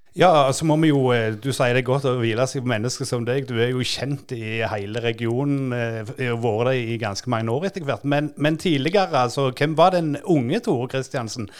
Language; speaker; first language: Norwegian; native; Norwegian